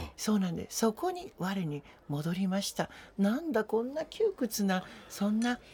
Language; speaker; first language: Japanese; native; Japanese